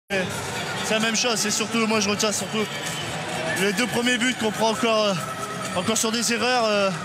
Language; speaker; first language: French; native; French